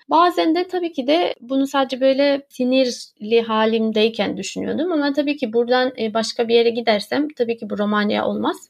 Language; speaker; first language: Turkish; early bilingual, heritage; Turkish